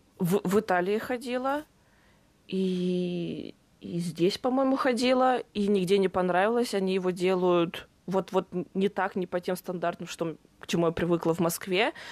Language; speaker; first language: Russian; native; Russian